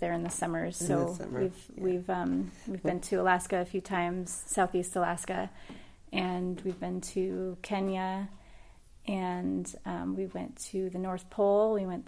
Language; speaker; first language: English; native; English